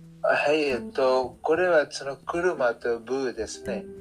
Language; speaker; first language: Japanese; non-native, learner; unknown